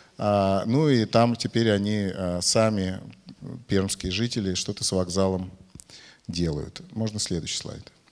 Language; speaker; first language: Russian; native; Russian